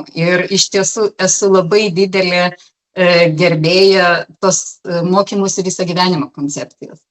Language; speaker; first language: Lithuanian; non-native, local second language; Polish